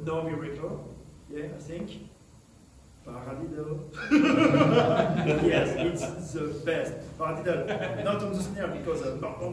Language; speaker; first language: English; non-native, learner; French